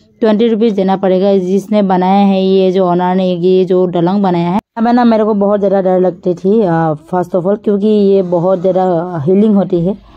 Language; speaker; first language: Hindi; non-native, local second language; Assamese